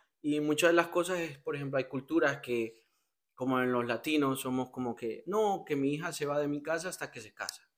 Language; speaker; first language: Spanish; native; Spanish